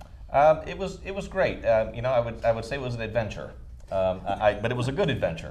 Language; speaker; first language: English; native; English